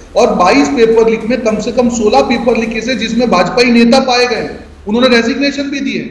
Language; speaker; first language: Hindi; non-native, local second language; Gujarati